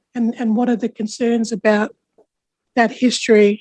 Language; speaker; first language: English; native; English